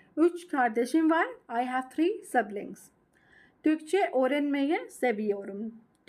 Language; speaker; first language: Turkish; non-native, learner; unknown